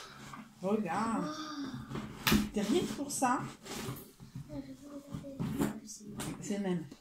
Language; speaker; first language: French; native; French